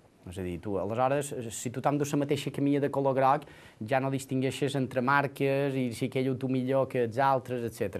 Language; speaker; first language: Catalan; native; Catalan